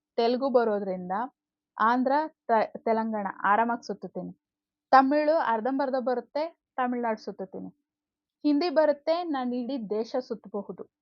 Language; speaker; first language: Kannada; native; Kannada